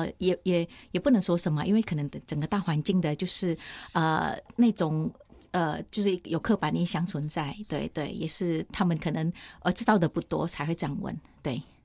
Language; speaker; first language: Chinese; non-native, fluent; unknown